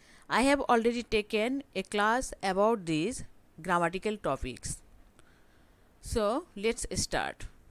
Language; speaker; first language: English; non-native, local second language; Bangla